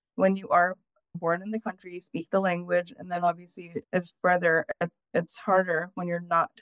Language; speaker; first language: English; native; English